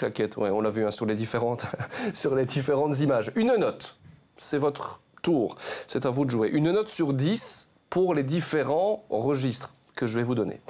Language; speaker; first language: French; native; French